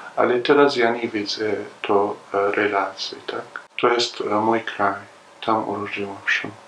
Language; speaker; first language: Polish; non-native, learner; Arabic